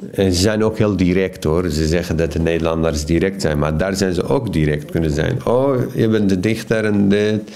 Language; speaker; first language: Dutch; non-native, fluent; Arabic